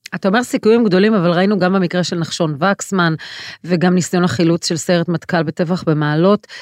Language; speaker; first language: Hebrew; native; Hebrew